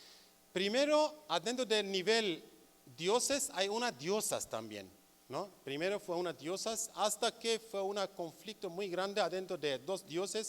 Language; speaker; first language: Spanish; non-native, learner; Kurdish